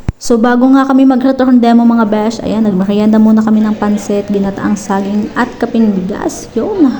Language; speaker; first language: Filipino; non-native, local second language; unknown